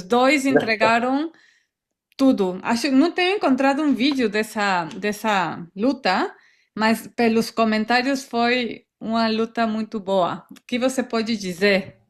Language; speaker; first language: Portuguese; non-native, fluent; Spanish